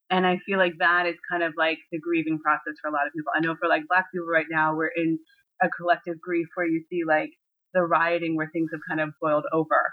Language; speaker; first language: English; native; English